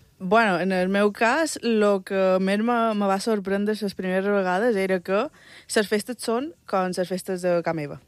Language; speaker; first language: Catalan; early bilingual, other home language; Spanish